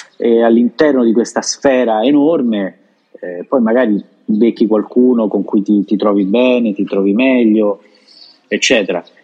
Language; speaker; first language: Italian; native; Italian